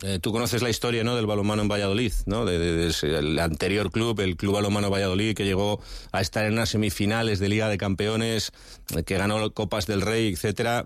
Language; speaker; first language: Spanish; native; Spanish